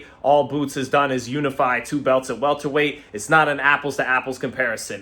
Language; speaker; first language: English; native; English